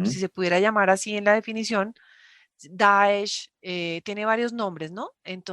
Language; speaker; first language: Spanish; native; Spanish